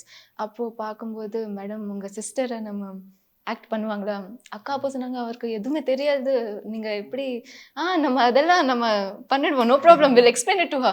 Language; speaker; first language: Tamil; non-native, fluent; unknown